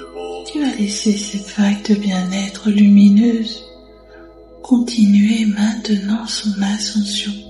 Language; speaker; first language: French; native; French